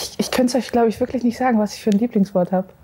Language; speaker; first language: German; native; German